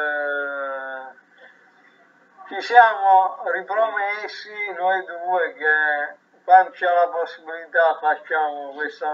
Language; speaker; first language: Italian; native; Italian